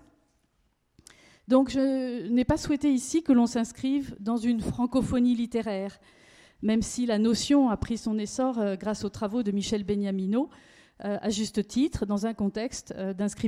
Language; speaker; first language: French; native; French